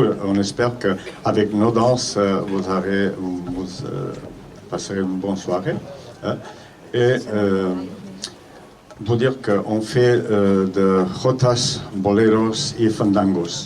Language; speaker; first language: French; non-native, learner; Catalan